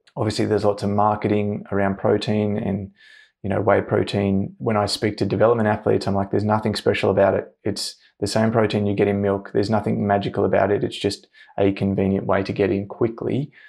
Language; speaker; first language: English; native; English